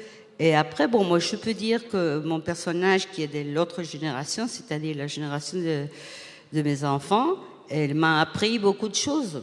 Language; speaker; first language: French; non-native, fluent; Spanish